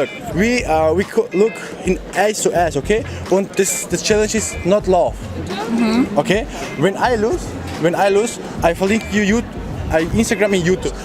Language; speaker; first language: English; non-native, learner; Turkish